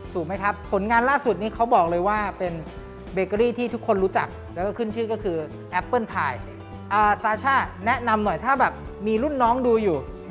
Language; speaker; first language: Thai; native; Thai